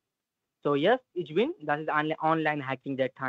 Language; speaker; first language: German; non-native, learner; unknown